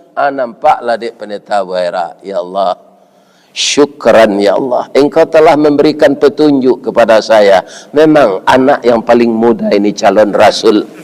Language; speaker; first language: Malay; non-native, local second language; Minangkabau